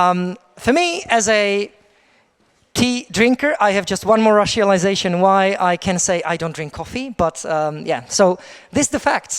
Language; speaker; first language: English; non-native, fluent; Czech